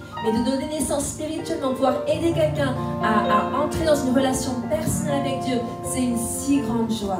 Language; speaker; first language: French; native; French